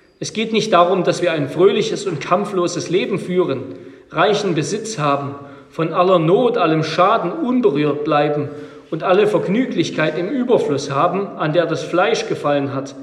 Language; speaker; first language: German; native; German